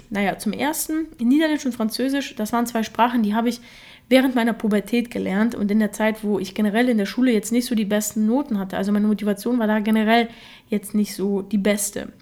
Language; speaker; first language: German; early bilingual, other home language; Russian